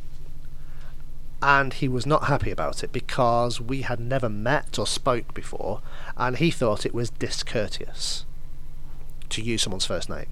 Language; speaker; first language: English; native; English